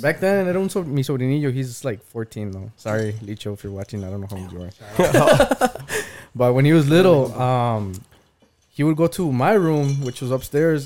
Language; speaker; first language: English; early bilingual, other home language; Spanish